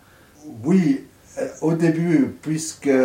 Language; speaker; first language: French; non-native, fluent; English